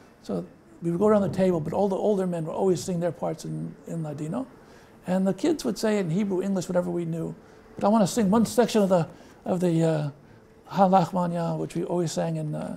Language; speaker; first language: English; native; English